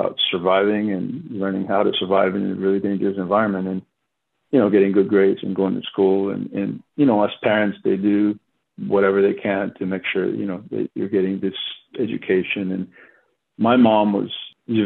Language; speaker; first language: English; non-native, fluent; Spanish